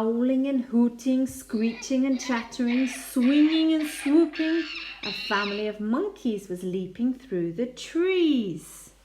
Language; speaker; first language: English; non-native, fluent; Spanish